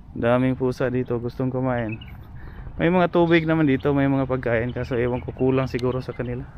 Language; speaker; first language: Filipino; non-native, local second language; Cebuano